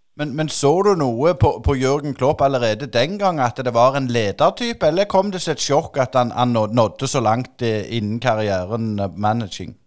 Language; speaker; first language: Norwegian; native; Norwegian